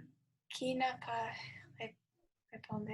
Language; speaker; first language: French; non-native, learner; English